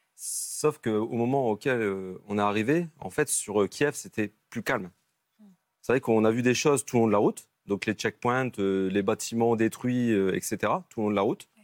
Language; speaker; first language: French; native; French